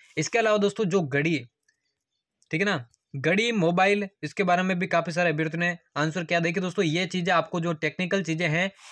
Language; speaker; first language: Hindi; native; Hindi